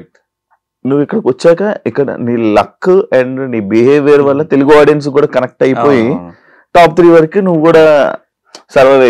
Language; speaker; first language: Telugu; native; Telugu